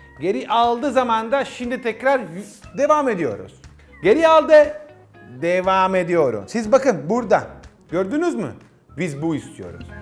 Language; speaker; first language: Turkish; non-native, learner; Italian